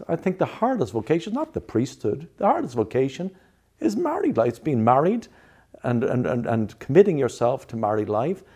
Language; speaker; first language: English; native; English